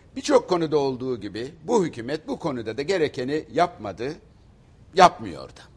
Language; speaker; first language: Turkish; native; Turkish